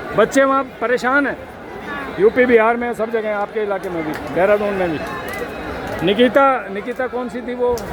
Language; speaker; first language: Hindi; native; Hindi